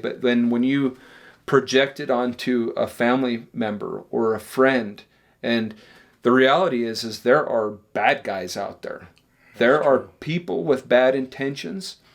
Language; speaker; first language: English; native; English